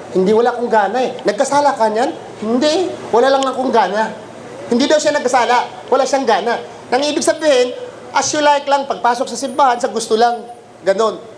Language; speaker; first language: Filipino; non-native, local second language; Cebuano